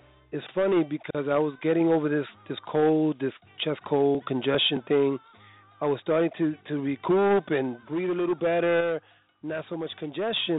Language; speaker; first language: English; early bilingual, other home language; Spanish